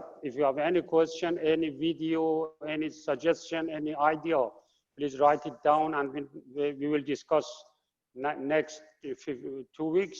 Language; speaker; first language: English; non-native, fluent; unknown